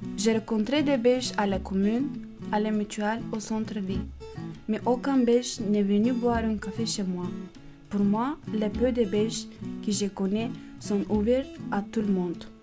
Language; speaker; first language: French; non-native, learner; Bulgarian